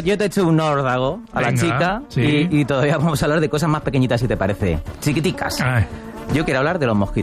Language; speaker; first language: Spanish; native; Spanish